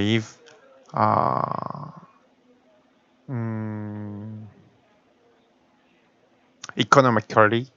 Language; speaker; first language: English; non-native, learner; Korean